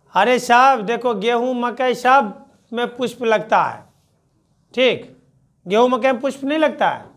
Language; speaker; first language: Hindi; native; Hindi